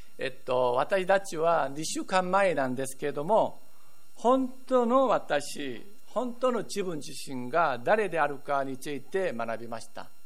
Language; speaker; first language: Japanese; non-native, fluent; Korean